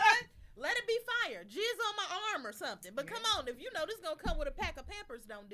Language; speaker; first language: English; native; English